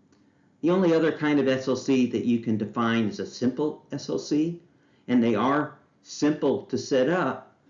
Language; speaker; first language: English; native; English